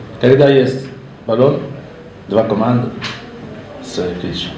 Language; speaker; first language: Russian; non-native, learner; Italian